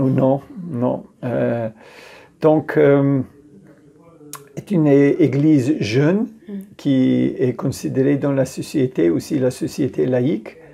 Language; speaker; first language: French; non-native, fluent; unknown